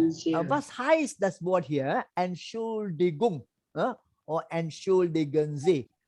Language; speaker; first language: German; non-native, learner; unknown